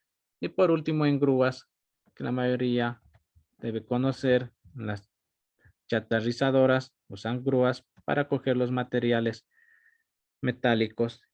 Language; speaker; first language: Spanish; native; Spanish